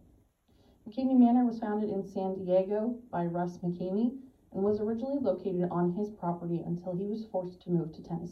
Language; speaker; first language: English; native; English